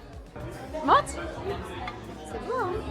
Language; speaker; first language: French; native; French